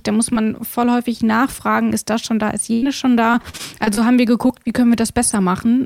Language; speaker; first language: German; native; German